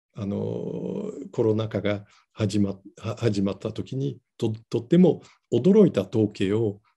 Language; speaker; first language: Japanese; non-native, fluent; Dutch